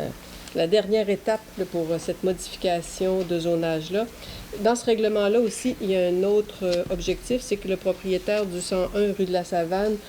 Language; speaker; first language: French; native; French